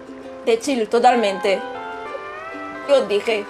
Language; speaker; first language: Spanish; native; Spanish